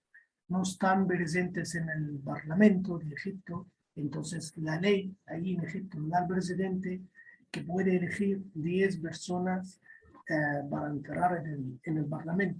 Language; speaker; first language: Spanish; non-native, fluent; Arabic